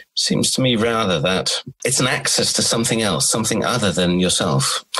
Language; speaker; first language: English; native; English